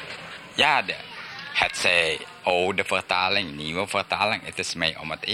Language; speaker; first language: Dutch; early bilingual, heritage; Dutch